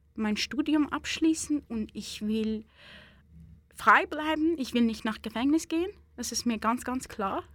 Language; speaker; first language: German; non-native, fluent; Persian